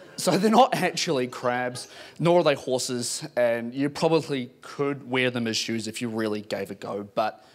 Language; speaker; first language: English; native; English